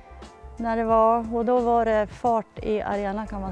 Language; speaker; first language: Swedish; native; Swedish